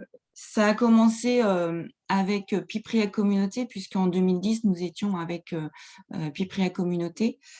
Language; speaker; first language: French; native; French